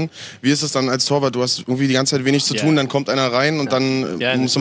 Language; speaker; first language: German; native; German